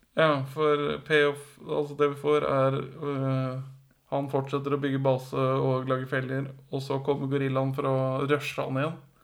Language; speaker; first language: Norwegian; native; Norwegian